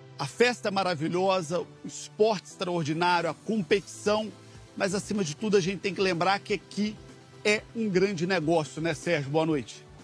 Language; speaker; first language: Portuguese; native; Portuguese